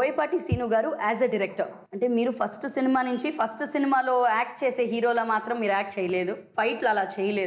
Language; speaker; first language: Telugu; native; Telugu